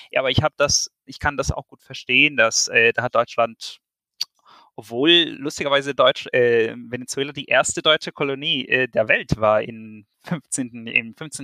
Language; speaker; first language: German; non-native, fluent; Spanish